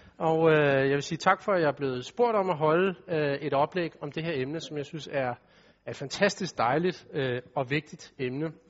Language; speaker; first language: Danish; native; Danish